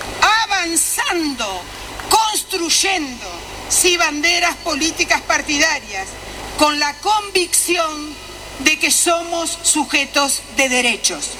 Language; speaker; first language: Spanish; native; Spanish